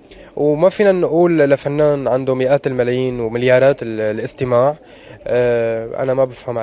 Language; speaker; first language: Arabic; native; Arabic